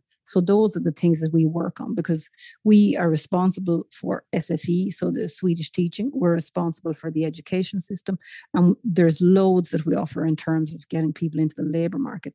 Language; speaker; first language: English; native; English